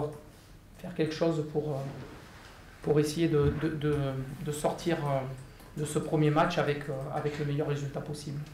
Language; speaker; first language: French; native; French